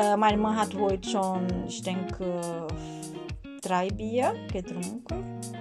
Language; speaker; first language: German; non-native, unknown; Portuguese